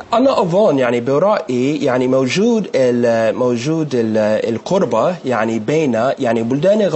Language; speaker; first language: Arabic; non-native, learner; English